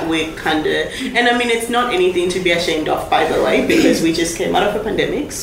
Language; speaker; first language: English; non-native, local second language; Shona